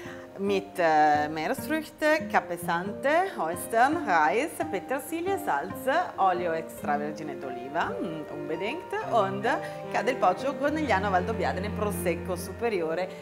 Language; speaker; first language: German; non-native, learner; Italian